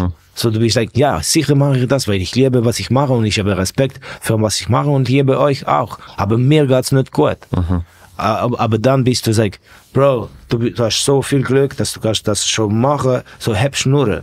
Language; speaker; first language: German; non-native, fluent; Estonian